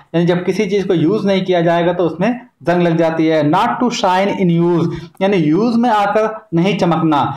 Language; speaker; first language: Hindi; native; Hindi